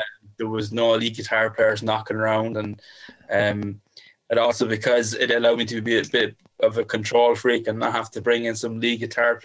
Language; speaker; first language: English; native; English